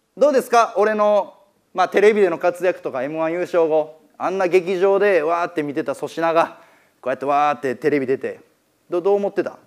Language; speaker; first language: Japanese; native; Japanese